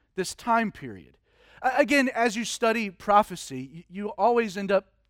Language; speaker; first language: English; native; English